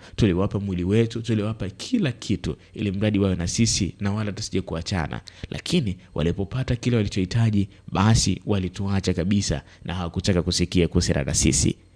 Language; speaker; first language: Swahili; native; Swahili